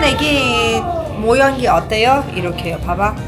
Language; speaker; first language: Korean; non-native, learner; Persian